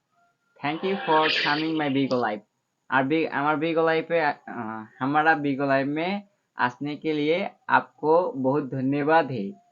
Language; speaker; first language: Hindi; non-native, learner; Bangla